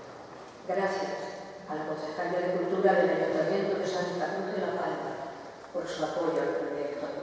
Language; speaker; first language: Spanish; native; Spanish